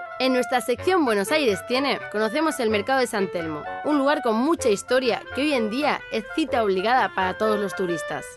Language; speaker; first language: Spanish; native; Spanish